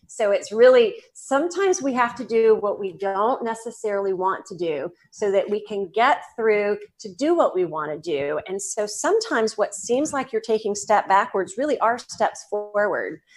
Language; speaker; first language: English; native; English